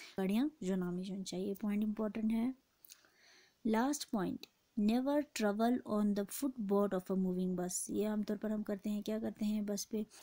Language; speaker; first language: Hindi; non-native, local second language; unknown